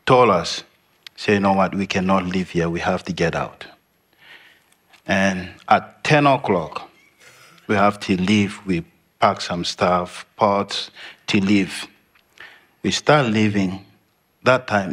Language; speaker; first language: English; non-native, learner; Arabic